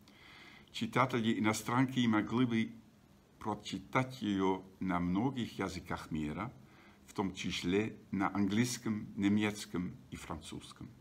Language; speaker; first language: Russian; non-native, fluent; Dutch